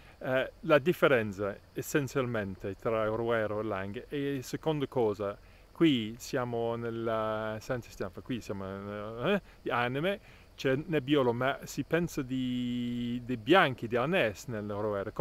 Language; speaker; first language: Italian; non-native, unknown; English